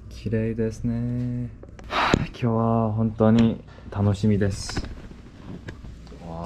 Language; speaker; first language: Japanese; non-native, learner; English